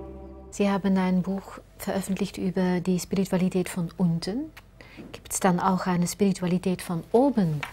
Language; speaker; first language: German; non-native, fluent; Dutch